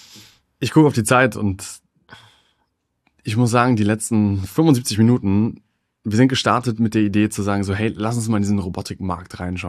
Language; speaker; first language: German; native; German